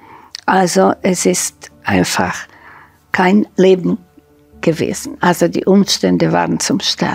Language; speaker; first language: German; non-native, fluent; Slovak